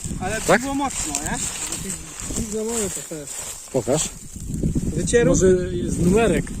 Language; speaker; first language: Polish; native; Polish